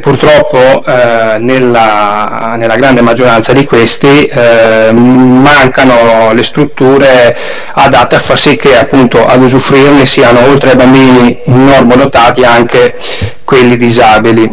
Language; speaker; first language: Italian; native; Italian